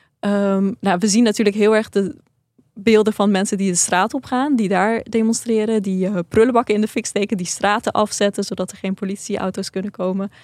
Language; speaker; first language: Dutch; early bilingual, other home language; Persian